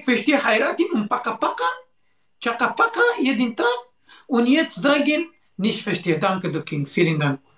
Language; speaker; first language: German; non-native, learner; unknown